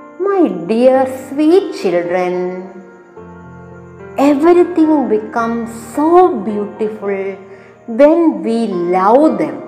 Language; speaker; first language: English; non-native, local second language; Malayalam